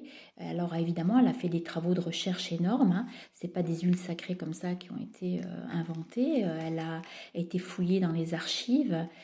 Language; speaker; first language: French; native; French